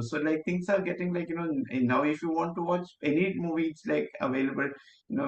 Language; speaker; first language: English; non-native, local second language; Malayalam